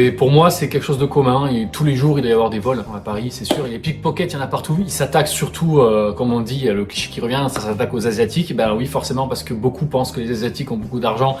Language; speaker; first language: French; native; French